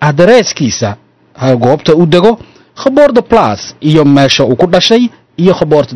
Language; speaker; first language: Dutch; non-native, fluent; Somali